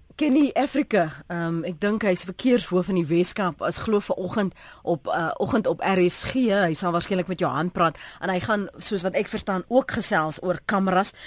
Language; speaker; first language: Afrikaans; native; Afrikaans